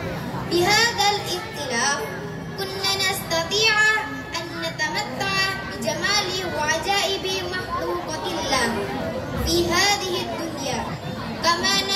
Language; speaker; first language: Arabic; non-native, learner; Indonesian